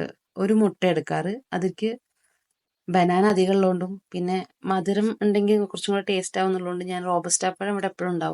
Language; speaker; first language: Malayalam; native; Malayalam